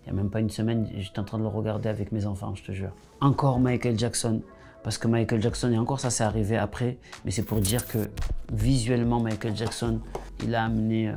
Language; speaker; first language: French; native; French